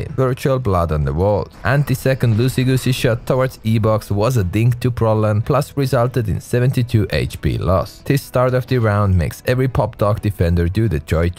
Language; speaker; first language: English; non-native, fluent; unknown